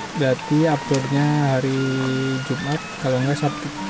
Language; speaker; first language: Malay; non-native, local second language; Javanese